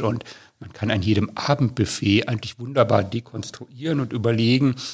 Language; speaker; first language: German; native; German